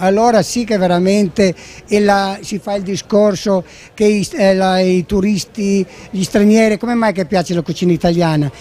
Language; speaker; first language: Italian; native; Italian